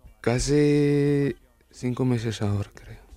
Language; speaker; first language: Spanish; non-native, learner; Arabic